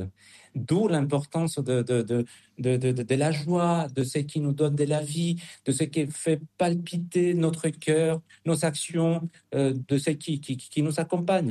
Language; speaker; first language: French; non-native, fluent; Spanish